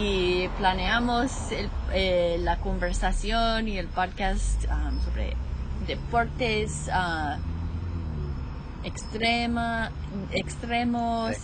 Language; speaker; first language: Spanish; non-native, fluent; English